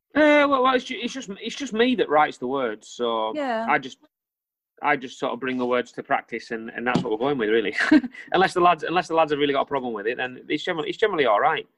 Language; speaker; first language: English; native; English